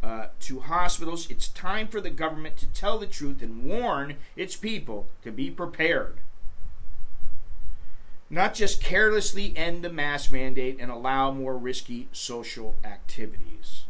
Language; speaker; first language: English; native; English